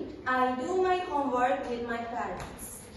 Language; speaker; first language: English; non-native, learner; Indonesian